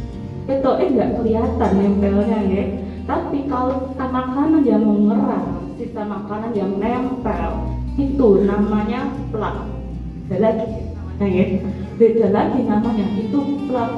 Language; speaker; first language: Indonesian; non-native, local second language; Javanese